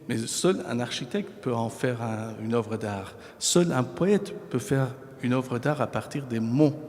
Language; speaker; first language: French; non-native, fluent; Persian